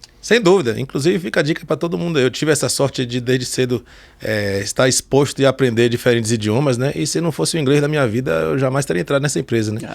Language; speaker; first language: Portuguese; early bilingual, heritage; Portuguese